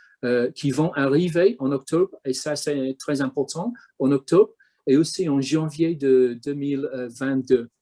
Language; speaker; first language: French; non-native, fluent; English